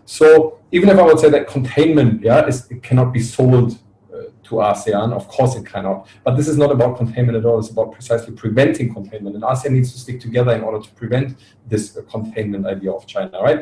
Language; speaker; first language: English; non-native, fluent; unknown